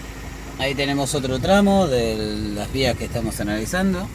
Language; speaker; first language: Spanish; native; Spanish